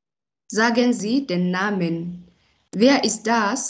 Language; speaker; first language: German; non-native, fluent; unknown